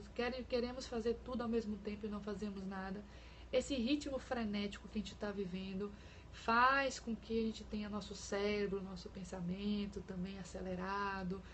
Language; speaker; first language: Portuguese; native; Portuguese